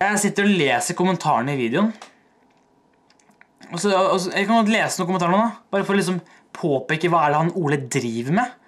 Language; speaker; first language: Norwegian; native; Norwegian